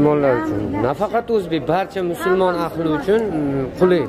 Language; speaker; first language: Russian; non-native, local second language; Uzbek